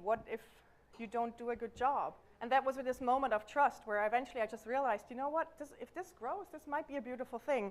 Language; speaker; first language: English; non-native, fluent; German